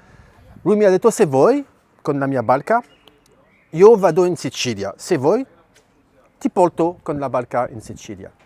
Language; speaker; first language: Italian; non-native, fluent; French